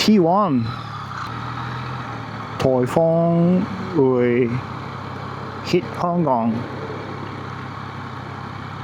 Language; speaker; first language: Chinese; non-native, learner; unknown